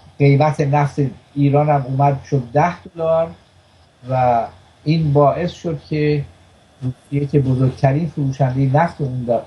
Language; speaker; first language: Persian; native; Persian